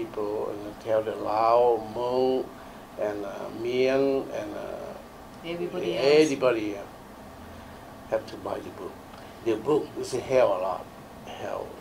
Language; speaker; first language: English; non-native, learner; Lao